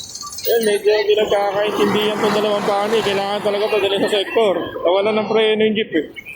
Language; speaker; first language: Filipino; native; Filipino